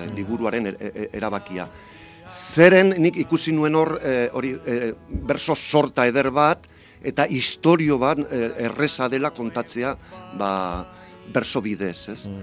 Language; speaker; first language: Basque; non-native, local second language; Spanish